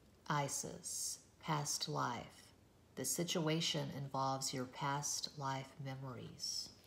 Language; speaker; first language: English; native; English